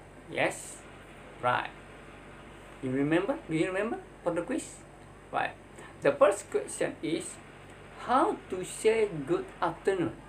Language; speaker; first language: English; non-native, learner; Indonesian